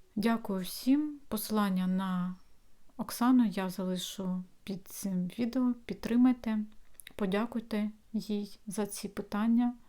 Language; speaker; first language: Ukrainian; non-native, local second language; Russian